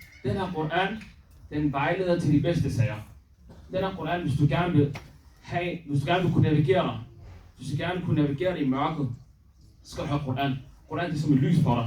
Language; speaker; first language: Danish; early bilingual, other home language; Somali